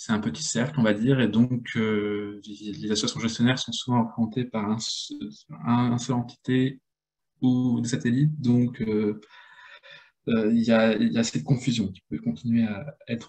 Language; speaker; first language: French; native; French